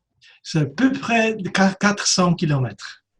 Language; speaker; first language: French; non-native, fluent; Polish